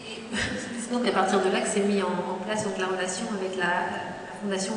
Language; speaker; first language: French; native; French